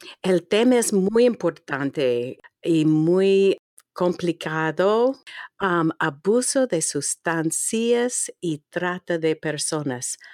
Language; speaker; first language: Spanish; non-native, fluent; English